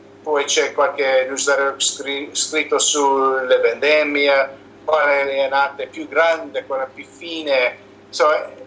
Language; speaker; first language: Italian; non-native, learner; English